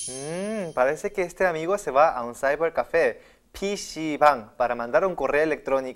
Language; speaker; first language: Spanish; non-native, fluent; Korean